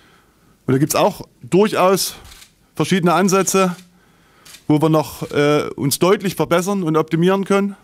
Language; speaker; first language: German; native; German